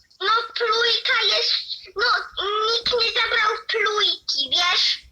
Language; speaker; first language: Polish; native; Polish